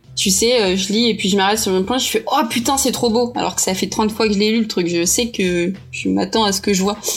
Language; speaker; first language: French; early bilingual, heritage; Portuguese